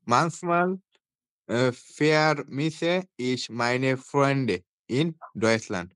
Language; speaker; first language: German; non-native, learner; Bangla